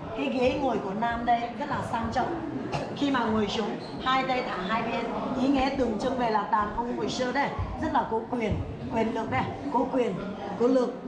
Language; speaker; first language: Vietnamese; non-native, fluent; Chinese